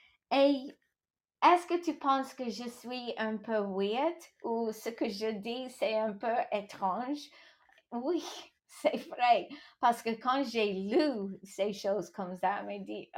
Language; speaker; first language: French; non-native, local second language; English